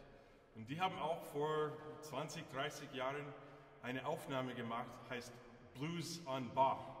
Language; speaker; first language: German; non-native, fluent; English